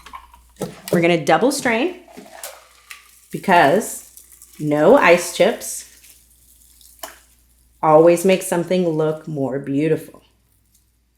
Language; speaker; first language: English; native; English